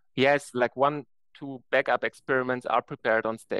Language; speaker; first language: English; non-native, fluent; German